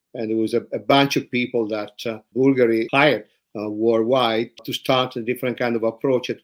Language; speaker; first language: English; non-native, fluent; Italian